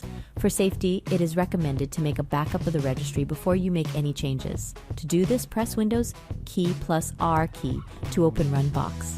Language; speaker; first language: English; non-native, local second language; Filipino